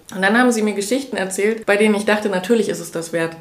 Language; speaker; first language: German; native; German